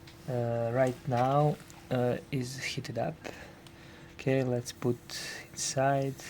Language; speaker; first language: English; non-native, learner; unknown